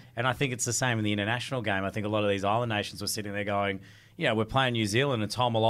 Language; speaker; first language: English; early bilingual, other home language; Tongan